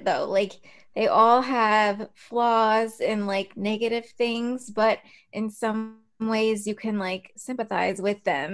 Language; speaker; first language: English; native; English